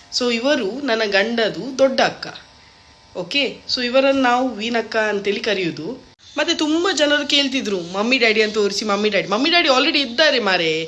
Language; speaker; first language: Kannada; non-native, local second language; Tulu